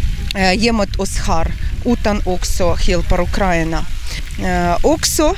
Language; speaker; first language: Swedish; non-native, learner; Ukrainian